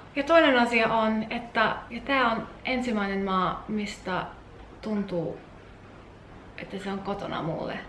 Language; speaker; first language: Finnish; non-native, learner; English